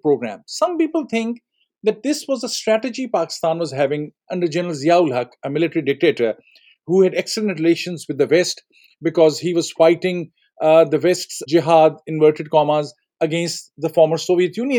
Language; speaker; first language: English; non-native, local second language; Urdu